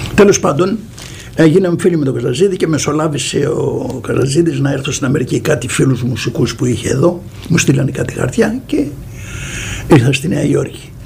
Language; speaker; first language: Greek; native; Greek